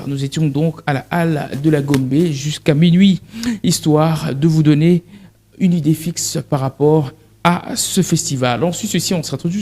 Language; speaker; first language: French; non-native, local second language; Lingala